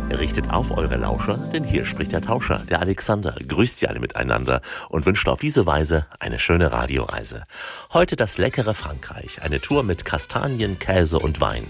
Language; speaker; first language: German; native; German